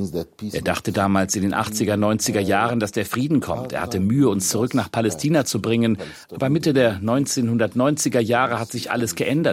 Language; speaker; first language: German; native; German